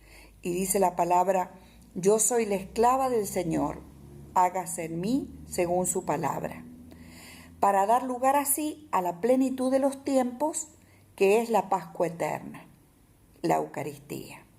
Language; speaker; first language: Spanish; native; Spanish